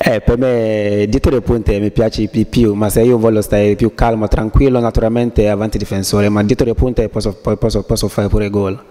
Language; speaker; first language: Italian; non-native, learner; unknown